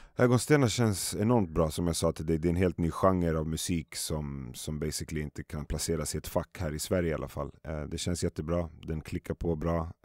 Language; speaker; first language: Swedish; early bilingual, other home language; Arabic